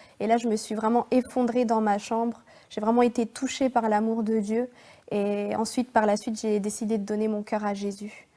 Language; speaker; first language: French; native; French